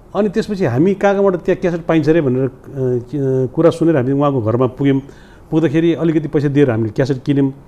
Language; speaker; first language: Nepali; non-native, local second language; Newari